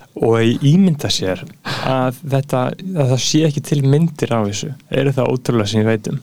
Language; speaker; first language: Icelandic; native; Icelandic